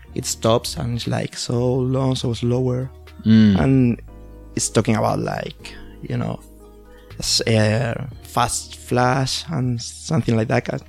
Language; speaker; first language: English; non-native, learner; Spanish